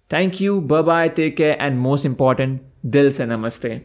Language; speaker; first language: English; non-native, local second language; Hindi